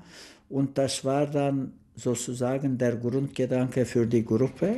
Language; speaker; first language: German; non-native, fluent; Turkish